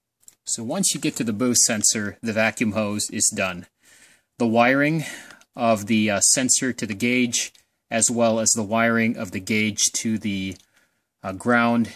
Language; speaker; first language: English; native; English